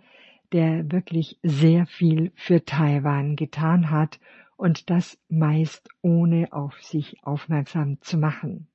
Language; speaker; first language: German; native; German